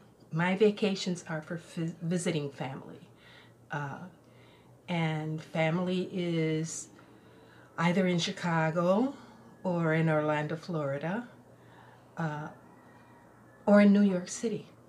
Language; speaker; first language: English; non-native, local second language; Spanish